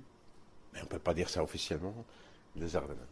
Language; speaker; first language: French; non-native, local second language; Dutch